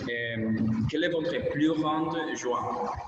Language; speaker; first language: French; non-native, learner; Spanish